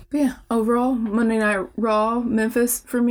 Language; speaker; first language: English; native; English